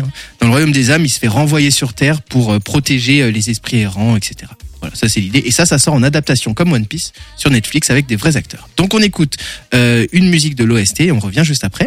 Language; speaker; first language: French; native; French